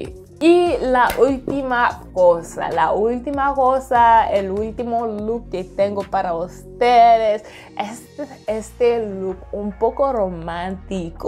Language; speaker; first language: Spanish; non-native, fluent; English